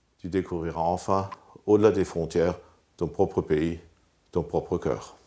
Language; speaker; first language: French; non-native, local second language; Swiss German